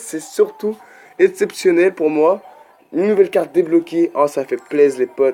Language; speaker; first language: French; native; French